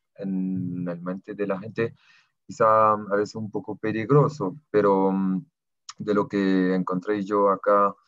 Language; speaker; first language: Spanish; non-native, fluent; French